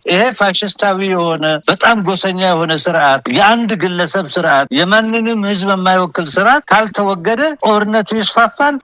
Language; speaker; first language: Amharic; non-native, local second language; Oromo